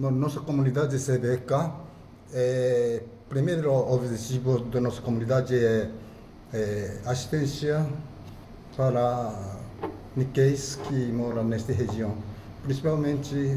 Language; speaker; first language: Portuguese; non-native, fluent; Japanese